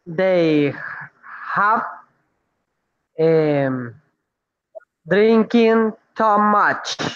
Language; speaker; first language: English; non-native, learner; Spanish